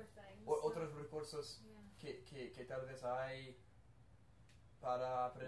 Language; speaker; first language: Spanish; non-native, learner; English